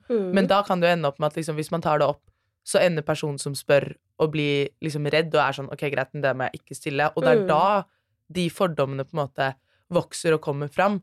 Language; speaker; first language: Norwegian; native; Norwegian